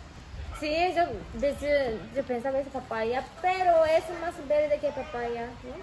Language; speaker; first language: Spanish; non-native, learner; Japanese